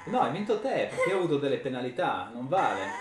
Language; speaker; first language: Italian; native; Italian